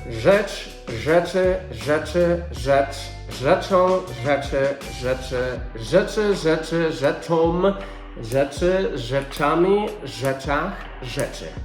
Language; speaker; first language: Polish; non-native, fluent; English